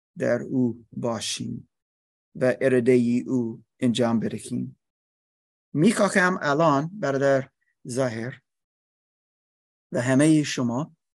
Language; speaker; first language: Persian; non-native, learner; English